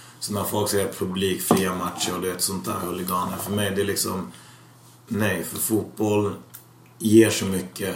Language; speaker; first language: Swedish; early bilingual, other home language; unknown